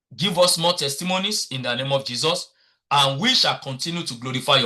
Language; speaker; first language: English; non-native, local second language; Yoruba